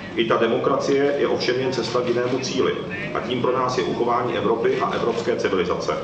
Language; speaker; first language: Czech; early bilingual, other home language; Japanese